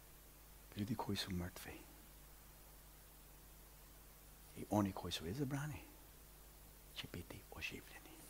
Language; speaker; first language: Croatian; early bilingual, heritage; Croatian